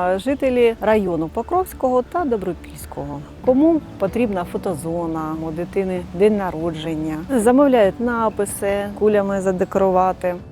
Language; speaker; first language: Ukrainian; native; Ukrainian